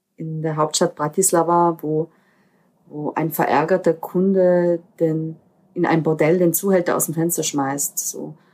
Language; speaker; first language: German; native; German